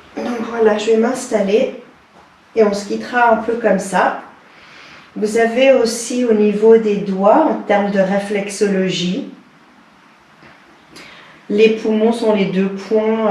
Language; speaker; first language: French; native; French